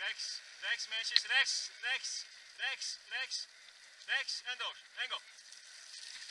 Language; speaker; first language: Dutch; native; Dutch